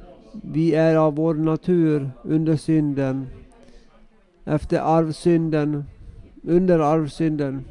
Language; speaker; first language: Swedish; non-native, local second language; Finnish